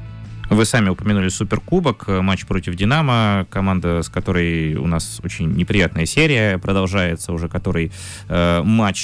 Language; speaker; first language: Russian; native; Russian